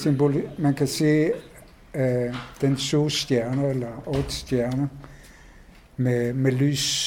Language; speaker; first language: Danish; non-native, fluent; Hebrew